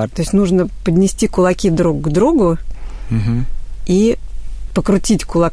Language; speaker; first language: Russian; native; Russian